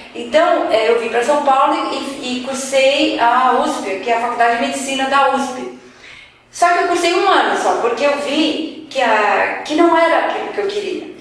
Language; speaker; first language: Portuguese; native; Portuguese